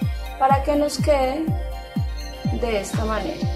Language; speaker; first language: Spanish; native; Spanish